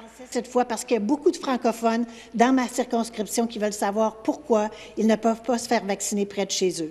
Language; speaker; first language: French; native; French